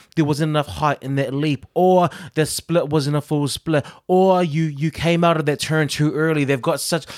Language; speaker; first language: English; native; English